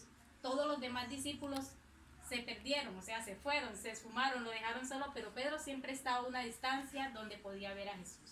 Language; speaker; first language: Spanish; native; Spanish